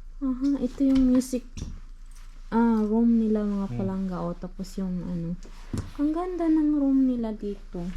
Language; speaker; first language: Filipino; non-native, local second language; Hiligaynon